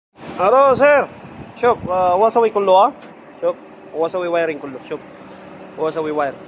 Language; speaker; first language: Arabic; non-native, learner; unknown